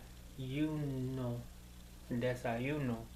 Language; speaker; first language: Spanish; non-native, learner; English